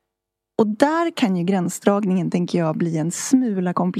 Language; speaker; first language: Swedish; native; Swedish